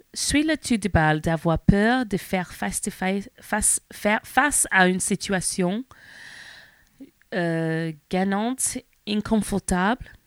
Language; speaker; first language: French; non-native, learner; English